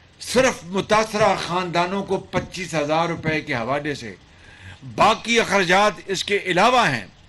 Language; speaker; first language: Urdu; non-native, local second language; Punjabi